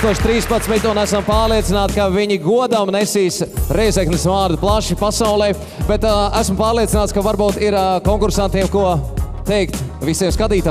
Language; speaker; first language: Latvian; native; Latvian